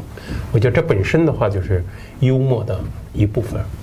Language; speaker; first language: Chinese; native; Chinese